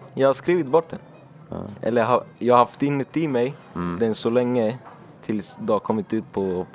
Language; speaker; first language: Swedish; early bilingual, other home language; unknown